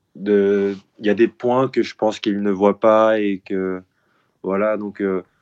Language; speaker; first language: French; early bilingual, other home language; Korean